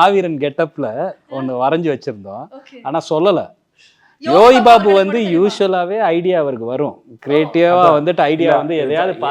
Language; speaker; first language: Tamil; native; Tamil